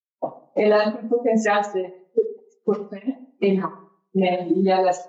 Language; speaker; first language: French; non-native, fluent; English